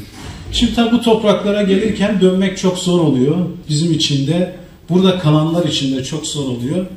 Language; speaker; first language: Turkish; native; Turkish